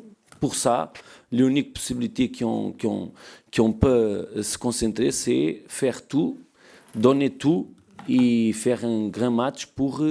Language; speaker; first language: French; non-native, learner; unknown